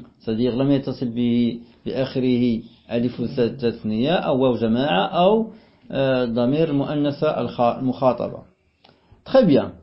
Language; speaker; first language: Arabic; non-native, fluent; French